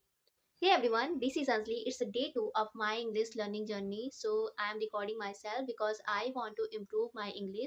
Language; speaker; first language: English; non-native, learner; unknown